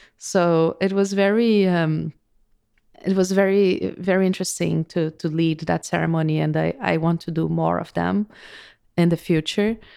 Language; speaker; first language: English; non-native, fluent; Portuguese